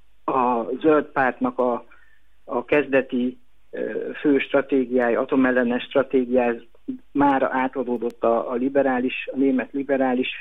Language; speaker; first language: Hungarian; native; Hungarian